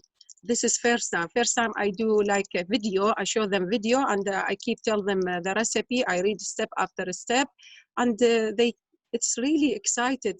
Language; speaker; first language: English; non-native, learner; Arabic